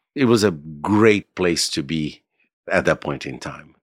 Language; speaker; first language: English; non-native, fluent; Portuguese